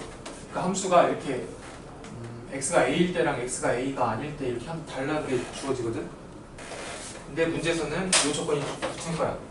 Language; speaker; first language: Korean; native; Korean